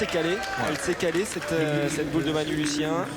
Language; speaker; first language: French; native; French